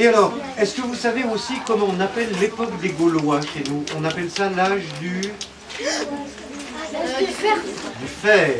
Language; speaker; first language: French; native; French